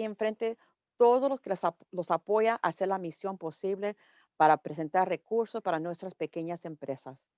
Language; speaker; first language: Spanish; early bilingual, heritage; English